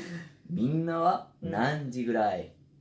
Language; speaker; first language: Japanese; non-native, learner; Spanish